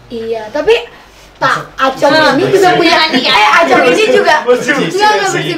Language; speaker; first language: Indonesian; native; Indonesian